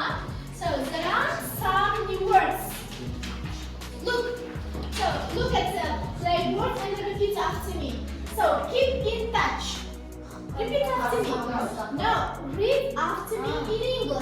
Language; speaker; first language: English; non-native, learner; Kazakh